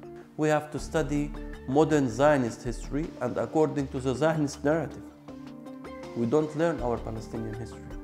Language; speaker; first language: English; non-native, local second language; Arabic